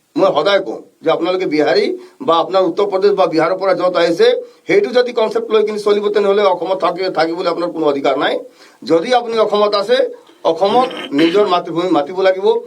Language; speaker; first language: Assamese; non-native, local second language; Bhojpuri